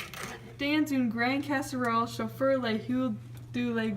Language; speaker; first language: French; non-native, learner; English